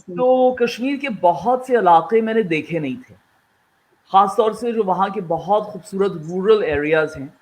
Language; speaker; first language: Urdu; non-native, local second language; Kashmiri